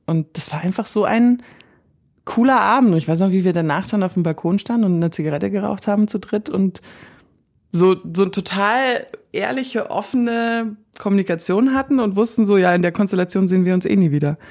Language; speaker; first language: German; native; German